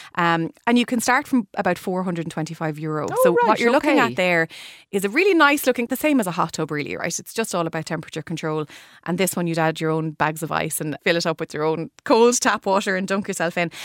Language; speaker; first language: English; native; English